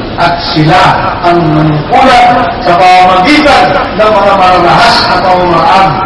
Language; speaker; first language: Filipino; native; Filipino